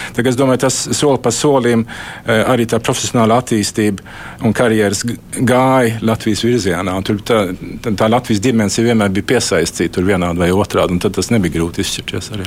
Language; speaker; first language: Latvian; early bilingual, heritage; Latvian